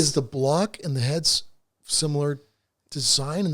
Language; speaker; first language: English; native; English